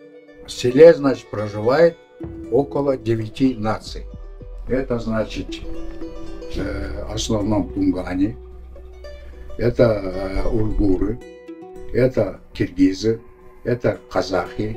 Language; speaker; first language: Russian; non-native, local second language; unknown